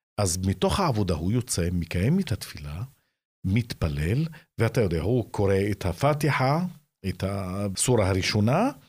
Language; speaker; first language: Hebrew; non-native, local second language; Arabic